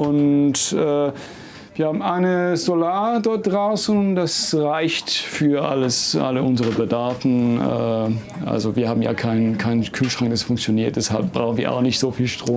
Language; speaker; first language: German; non-native, fluent; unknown